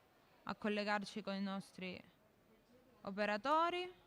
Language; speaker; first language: Italian; native; Italian